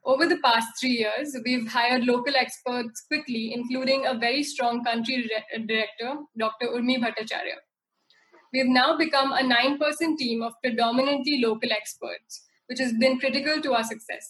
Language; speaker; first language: English; non-native, local second language; Hindi